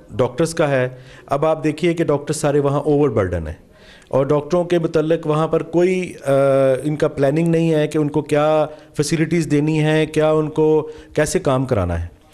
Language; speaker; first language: Urdu; non-native, local second language; Punjabi